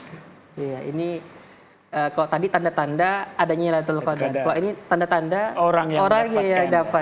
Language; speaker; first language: Indonesian; native; Indonesian